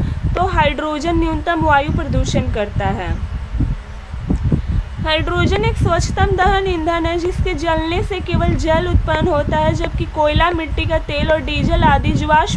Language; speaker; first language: Hindi; native; Hindi